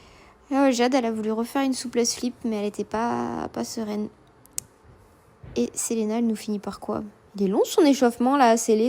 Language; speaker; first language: French; native; French